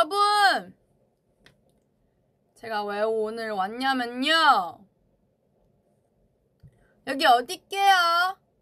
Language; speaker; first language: Korean; non-native, fluent; Chinese